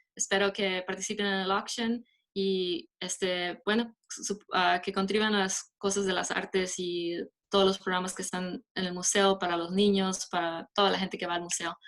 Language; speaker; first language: Spanish; early bilingual, heritage; Spanish